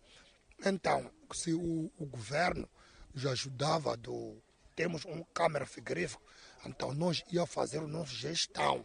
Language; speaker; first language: Portuguese; non-native, local second language; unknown